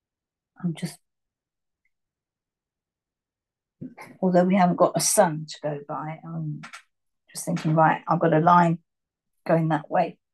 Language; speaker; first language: English; native; English